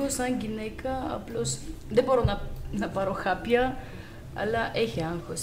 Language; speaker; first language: Greek; non-native, fluent; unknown